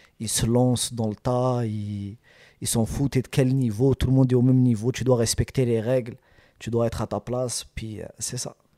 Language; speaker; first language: French; early bilingual, other home language; Arabic